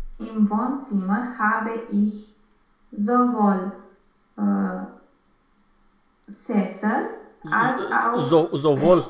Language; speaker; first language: German; non-native, learner; Romanian